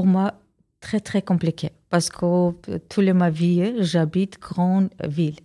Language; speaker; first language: French; non-native, learner; Armenian